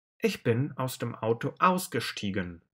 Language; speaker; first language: German; non-native, fluent; Russian